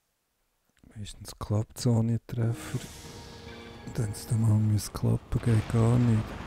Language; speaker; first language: German; native; German